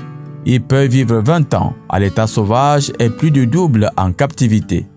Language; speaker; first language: French; native; French